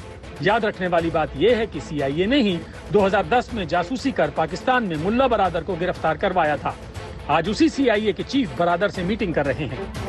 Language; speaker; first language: Hindi; native; Hindi